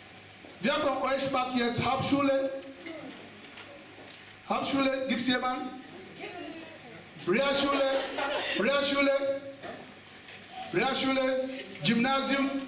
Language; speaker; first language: German; non-native, fluent; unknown